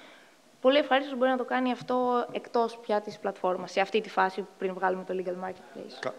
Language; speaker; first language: Greek; native; Greek